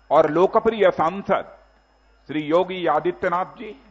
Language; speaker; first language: Hindi; native; Hindi